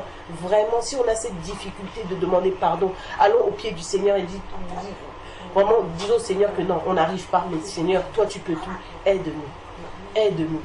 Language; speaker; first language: French; native; French